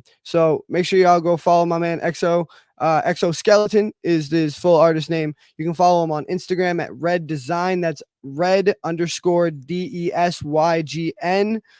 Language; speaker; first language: English; native; English